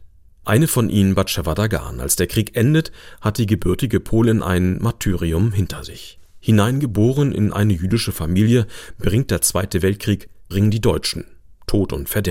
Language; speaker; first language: German; native; German